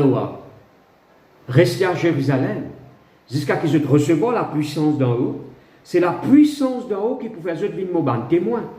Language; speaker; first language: French; non-native, local second language; Morisyen